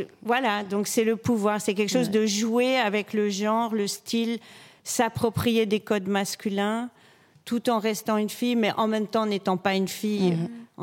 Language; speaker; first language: French; native; French